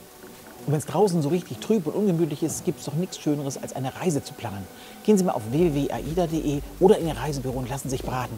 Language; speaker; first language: German; native; German